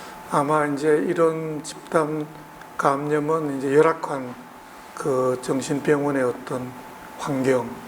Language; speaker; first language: Korean; native; Korean